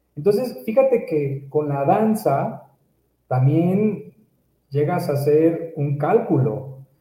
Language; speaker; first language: Spanish; native; Spanish